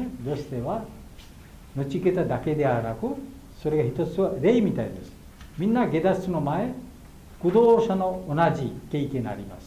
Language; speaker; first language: Japanese; non-native, learner; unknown